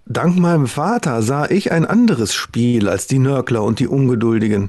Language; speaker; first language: German; native; German